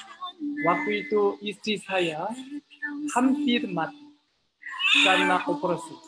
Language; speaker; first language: Indonesian; non-native, learner; Korean